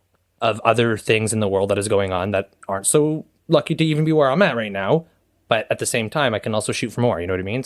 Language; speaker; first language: English; native; English